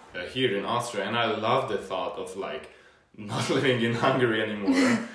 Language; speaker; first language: English; non-native, fluent; Hungarian